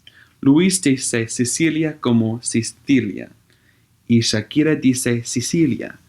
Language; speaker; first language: Spanish; non-native, learner; English